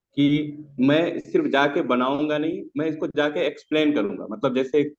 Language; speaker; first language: Hindi; native; Hindi